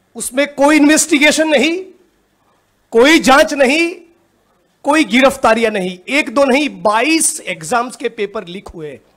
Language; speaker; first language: Hindi; non-native, local second language; Gujarati